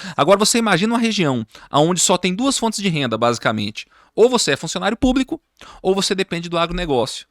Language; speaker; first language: Portuguese; native; Portuguese